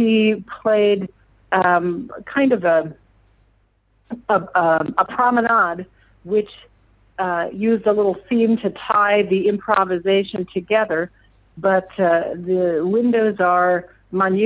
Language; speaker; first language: English; native; English